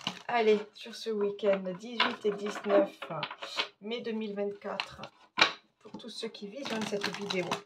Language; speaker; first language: French; native; French